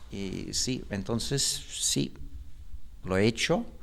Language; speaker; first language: Spanish; non-native, fluent; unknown